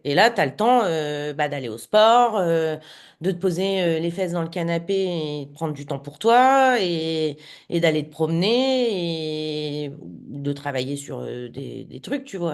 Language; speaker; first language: French; native; French